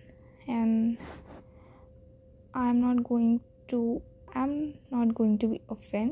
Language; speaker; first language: English; non-native, local second language; Hindi